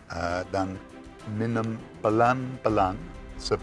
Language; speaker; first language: Indonesian; non-native, fluent; English